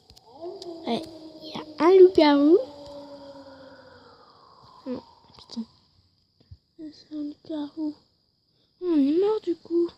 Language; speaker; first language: French; native; French